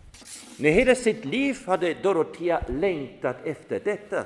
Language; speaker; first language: Swedish; non-native, fluent; German